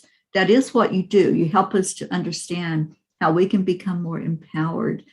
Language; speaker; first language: English; native; English